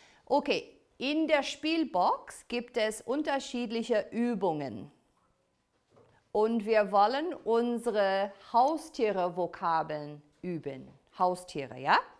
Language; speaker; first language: German; non-native, fluent; English